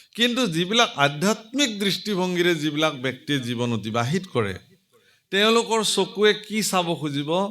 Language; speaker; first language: Assamese; native; Assamese